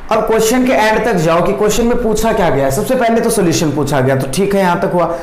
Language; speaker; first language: Hindi; native; Hindi